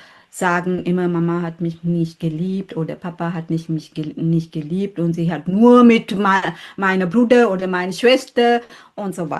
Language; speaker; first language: German; non-native, fluent; Sinhala